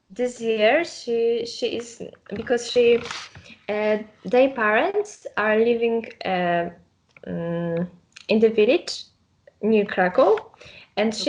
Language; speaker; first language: English; non-native, learner; Polish